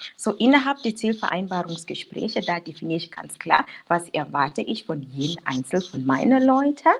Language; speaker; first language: German; non-native, fluent; English